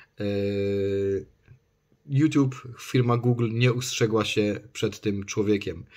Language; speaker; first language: Polish; native; Polish